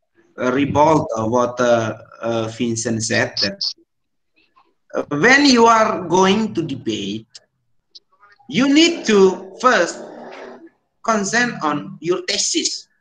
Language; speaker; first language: English; non-native, learner; Indonesian